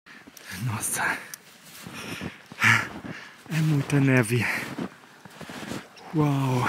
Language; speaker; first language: Portuguese; non-native, fluent; German